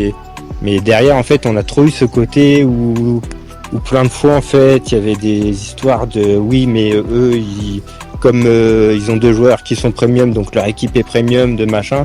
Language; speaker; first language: French; native; French